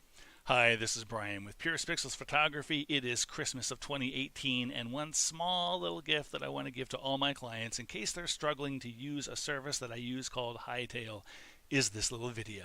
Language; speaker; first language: English; native; English